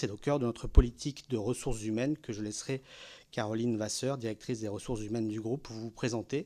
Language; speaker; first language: French; native; French